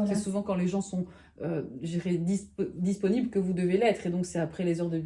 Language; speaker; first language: French; native; French